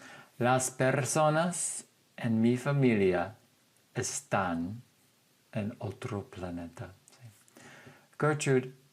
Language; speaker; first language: Spanish; non-native, fluent; English